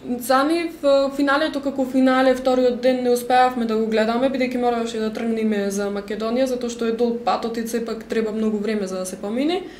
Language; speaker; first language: Macedonian; native; Macedonian